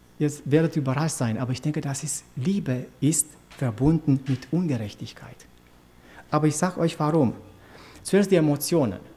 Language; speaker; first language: German; non-native, fluent; Romanian